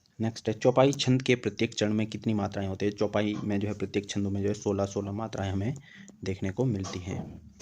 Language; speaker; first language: Hindi; native; Hindi